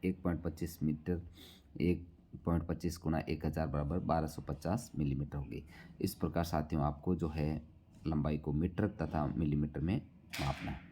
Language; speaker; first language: Hindi; native; Hindi